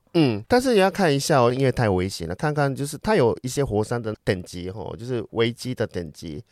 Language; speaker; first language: Chinese; non-native, fluent; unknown